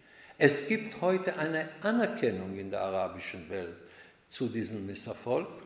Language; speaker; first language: German; non-native, fluent; Hebrew